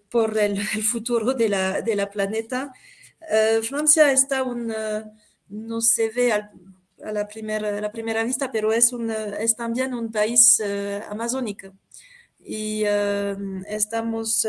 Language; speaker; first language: Spanish; non-native, fluent; French